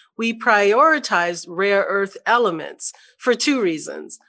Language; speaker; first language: English; native; English